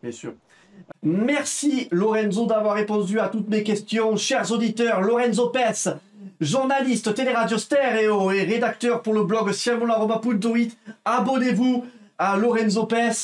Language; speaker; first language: French; native; French